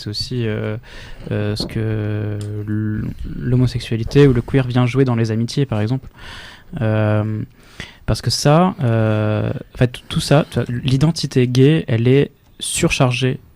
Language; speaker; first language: French; native; French